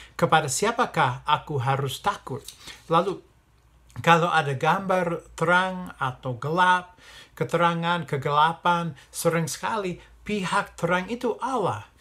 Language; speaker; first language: Indonesian; non-native, fluent; English